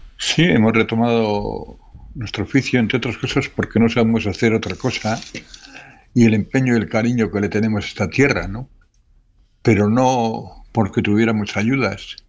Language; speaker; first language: Spanish; native; Spanish